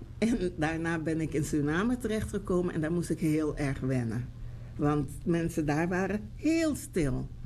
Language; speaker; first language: Dutch; native; Dutch